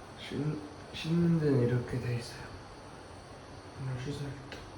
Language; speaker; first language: Korean; native; Korean